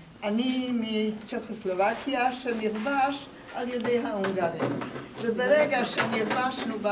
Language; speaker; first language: Hebrew; non-native, fluent; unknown